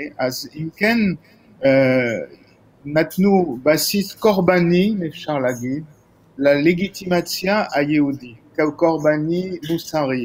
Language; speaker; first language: Hebrew; non-native, fluent; French